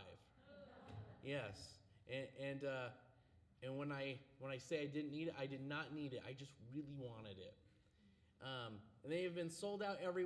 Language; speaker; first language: English; native; English